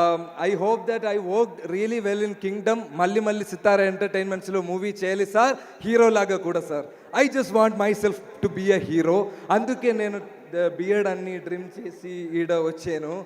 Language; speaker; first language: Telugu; non-native, learner; Malayalam